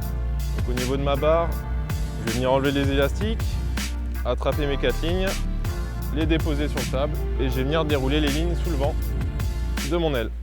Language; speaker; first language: French; native; French